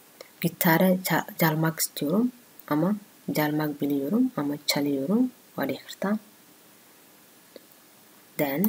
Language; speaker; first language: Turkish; non-native, learner; Somali